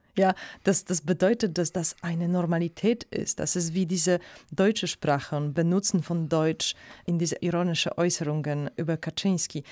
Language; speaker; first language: German; non-native, fluent; Polish